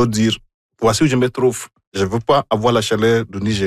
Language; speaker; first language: French; non-native, fluent; Igbo